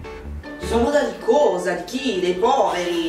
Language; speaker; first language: Italian; native; Italian